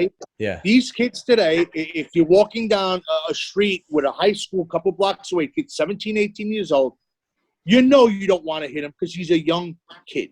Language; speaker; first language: English; native; English